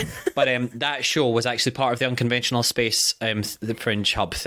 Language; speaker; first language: English; native; English